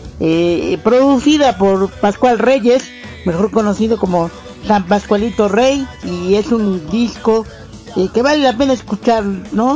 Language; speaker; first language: Spanish; native; Spanish